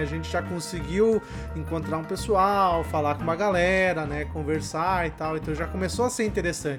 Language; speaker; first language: Portuguese; native; Portuguese